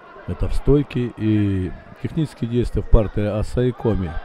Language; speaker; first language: Russian; native; Russian